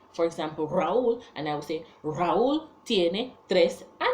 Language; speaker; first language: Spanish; non-native, fluent; English